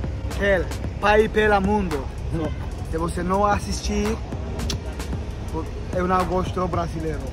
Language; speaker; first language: Portuguese; non-native, learner; Turkish